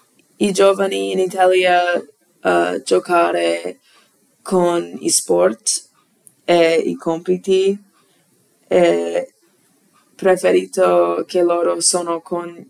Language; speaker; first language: Italian; non-native, learner; English